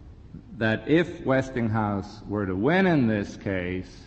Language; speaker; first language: English; native; English